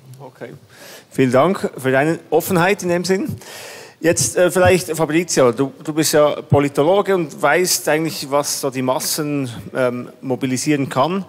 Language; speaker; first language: German; native; German